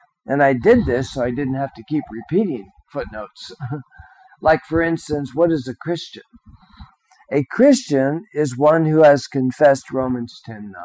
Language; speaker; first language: English; native; English